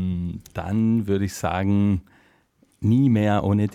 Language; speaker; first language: German; non-native, fluent; Spanish